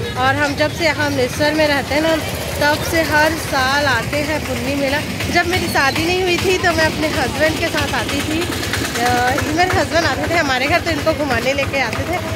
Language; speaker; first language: Hindi; native; Hindi